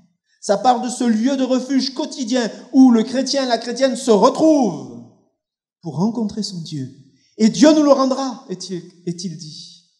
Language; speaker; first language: French; native; French